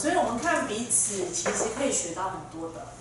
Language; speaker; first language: Chinese; native; Chinese